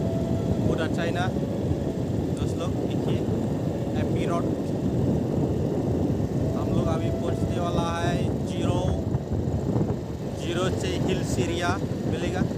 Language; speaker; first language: Hindi; non-native, local second language; Bodo